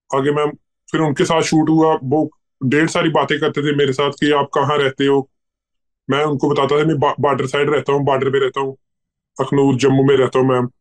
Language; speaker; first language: Hindi; native; Hindi